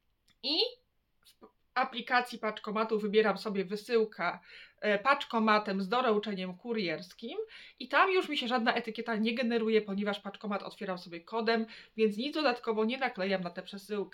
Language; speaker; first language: Polish; native; Polish